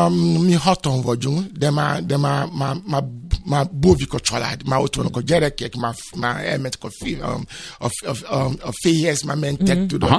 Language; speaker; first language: Hungarian; non-native, fluent; Yoruba